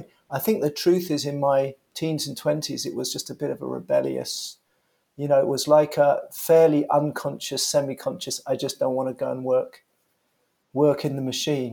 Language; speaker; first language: English; native; English